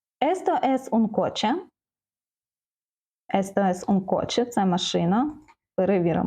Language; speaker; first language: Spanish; non-native, fluent; Ukrainian